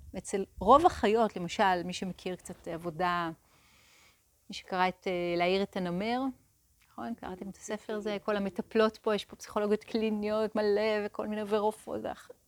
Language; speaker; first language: Hebrew; native; Hebrew